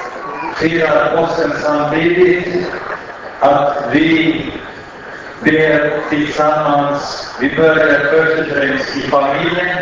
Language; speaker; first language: Swedish; non-native, fluent; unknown